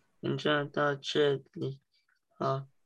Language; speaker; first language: Chinese; early bilingual, heritage; Chinese